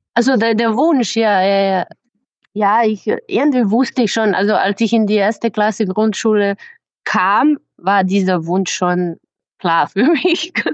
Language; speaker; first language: German; non-native, fluent; Serbian